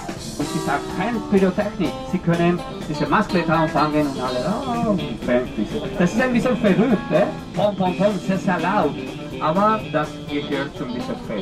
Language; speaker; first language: German; non-native, fluent; Spanish